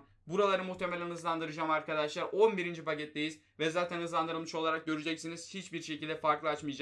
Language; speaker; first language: Turkish; native; Turkish